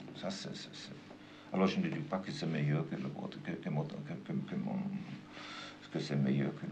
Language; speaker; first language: French; non-native, fluent; German